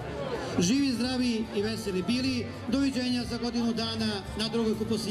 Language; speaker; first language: Bosnian; native; Bosnian